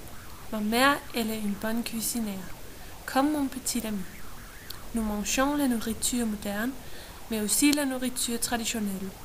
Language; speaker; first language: French; non-native, learner; Danish